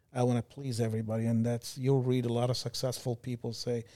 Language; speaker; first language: English; non-native, fluent; Arabic